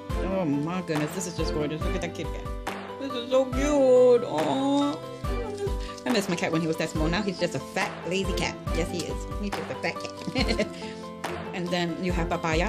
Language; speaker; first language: English; native; English